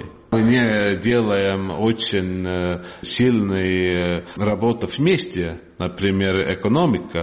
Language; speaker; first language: Russian; non-native, learner; Estonian